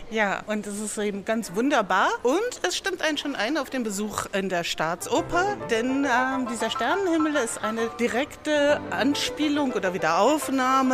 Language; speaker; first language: German; native; German